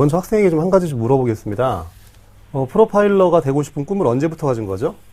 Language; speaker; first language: Korean; native; Korean